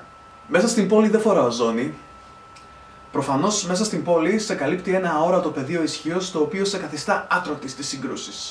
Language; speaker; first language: Greek; native; Greek